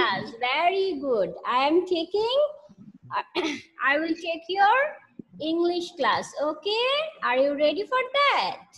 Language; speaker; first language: English; non-native, learner; Bangla